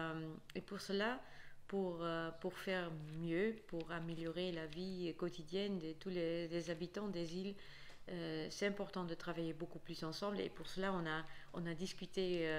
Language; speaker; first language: French; non-native, fluent; Dutch